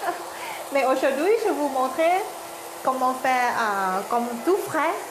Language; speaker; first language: French; non-native, learner; Thai